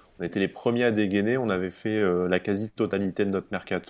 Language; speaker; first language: French; native; French